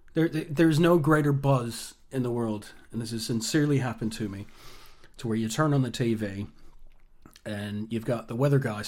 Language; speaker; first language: English; native; English